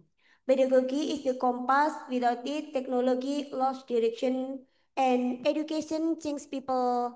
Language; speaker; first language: English; non-native, fluent; Indonesian